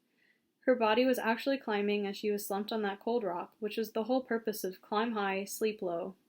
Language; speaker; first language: English; native; English